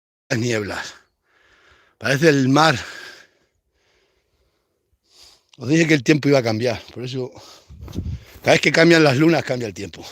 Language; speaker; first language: Spanish; native; Spanish